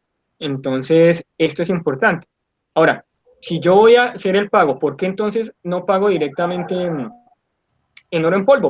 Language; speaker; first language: Spanish; native; Spanish